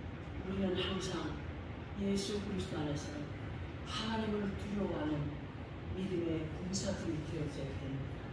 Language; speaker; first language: Korean; native; Korean